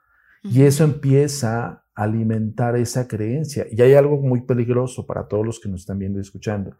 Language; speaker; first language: Spanish; native; Spanish